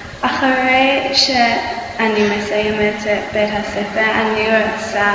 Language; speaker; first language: Hebrew; non-native, learner; English